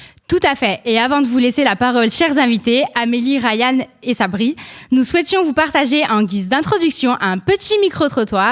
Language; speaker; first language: French; native; French